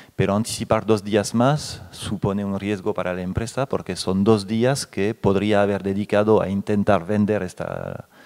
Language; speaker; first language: Spanish; non-native, fluent; French